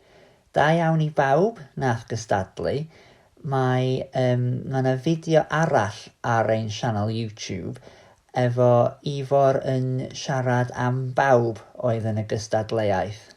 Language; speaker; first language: Welsh; native; Welsh